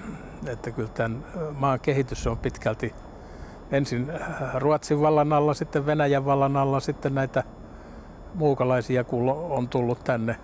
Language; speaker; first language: Finnish; native; Finnish